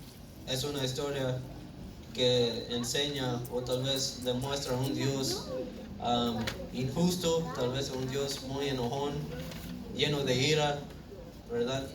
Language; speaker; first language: Spanish; early bilingual, heritage; Spanish